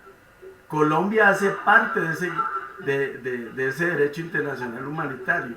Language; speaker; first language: Spanish; native; Spanish